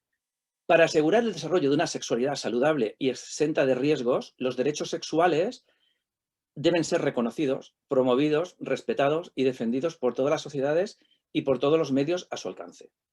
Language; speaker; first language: Spanish; native; Spanish